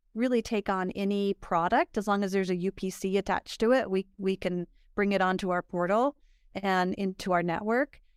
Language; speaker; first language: English; native; English